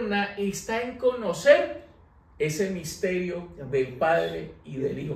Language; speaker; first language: Spanish; native; Spanish